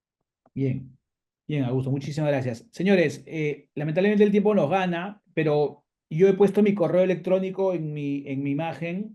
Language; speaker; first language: Spanish; native; Spanish